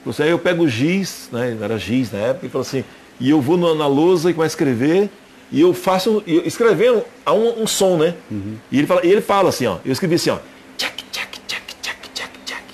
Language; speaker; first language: Portuguese; native; Portuguese